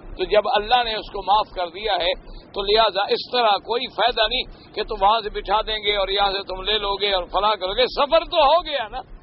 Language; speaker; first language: Urdu; native; Urdu